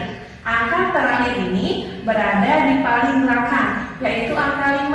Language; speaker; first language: Indonesian; native; Indonesian